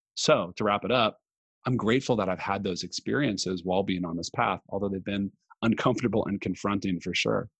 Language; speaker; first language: English; native; English